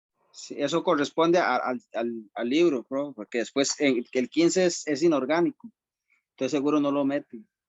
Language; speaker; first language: Spanish; native; Spanish